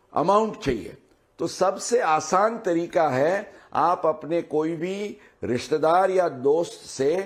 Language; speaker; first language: Hindi; non-native, local second language; Gujarati